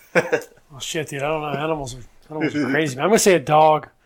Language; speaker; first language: English; native; English